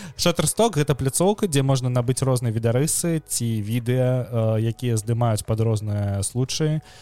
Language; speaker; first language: Belarusian; non-native, local second language; Russian